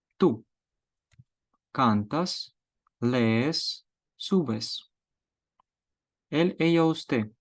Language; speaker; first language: Spanish; non-native, fluent; Ukrainian